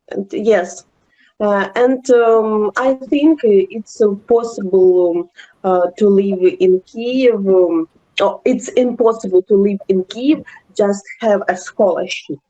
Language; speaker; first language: English; non-native, learner; Ukrainian